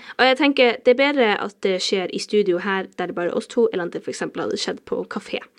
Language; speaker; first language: Norwegian; native; Norwegian